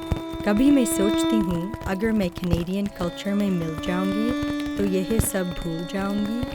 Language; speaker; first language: Hindi; early bilingual, heritage; English